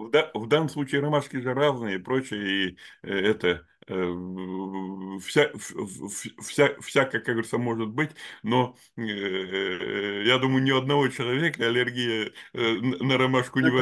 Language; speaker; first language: Russian; native; Russian